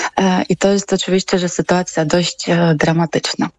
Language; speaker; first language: Polish; non-native, fluent; Ukrainian